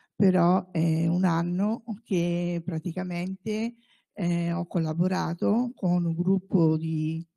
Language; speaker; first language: Italian; native; Italian